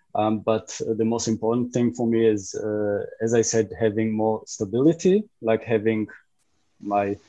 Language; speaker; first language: English; non-native, fluent; Hebrew